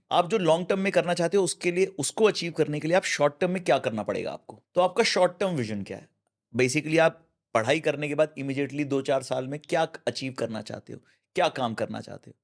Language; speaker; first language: Hindi; native; Hindi